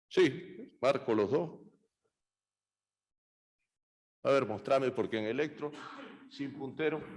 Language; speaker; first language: Spanish; native; Spanish